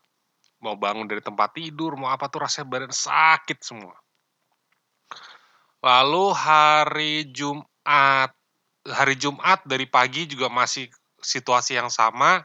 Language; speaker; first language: Indonesian; native; Indonesian